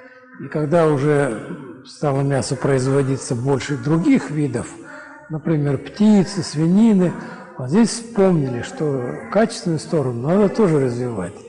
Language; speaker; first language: Russian; native; Russian